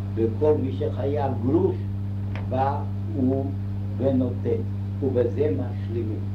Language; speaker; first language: Hebrew; non-native, fluent; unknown